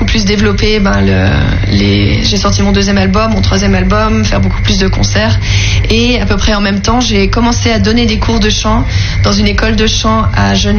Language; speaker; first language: French; native; French